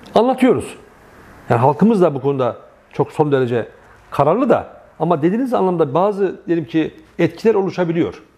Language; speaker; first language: Turkish; native; Turkish